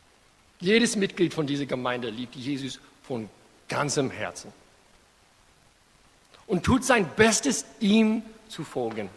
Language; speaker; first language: German; non-native, fluent; English